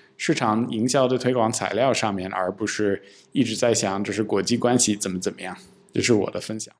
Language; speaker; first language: Chinese; non-native, fluent; English